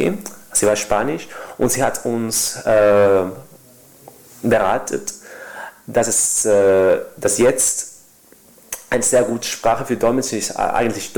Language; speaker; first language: German; non-native, learner; Spanish